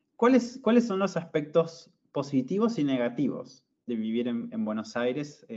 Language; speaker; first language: Spanish; native; Spanish